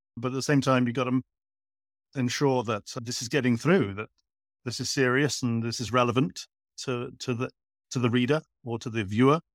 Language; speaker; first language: English; native; English